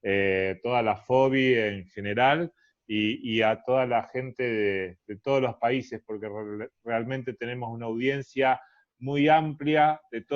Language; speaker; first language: Spanish; native; Spanish